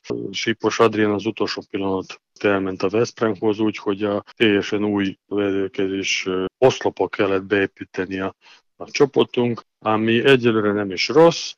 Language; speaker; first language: Hungarian; non-native, learner; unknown